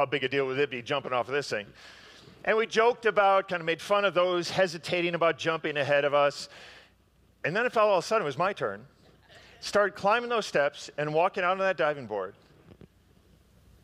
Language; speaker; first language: English; native; English